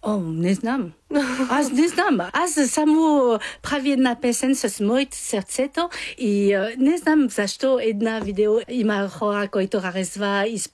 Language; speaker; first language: Bulgarian; non-native, learner; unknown